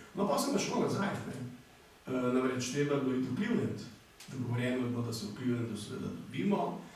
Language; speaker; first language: Slovenian; native; Slovenian